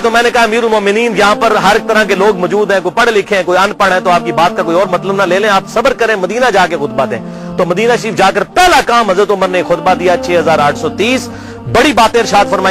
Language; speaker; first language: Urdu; non-native, local second language; Punjabi